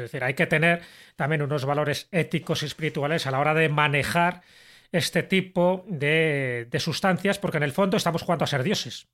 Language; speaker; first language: Spanish; native; Spanish